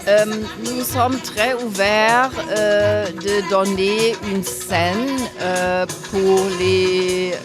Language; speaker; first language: French; non-native, fluent; German